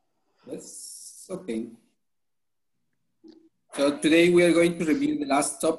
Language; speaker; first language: English; non-native, fluent; Spanish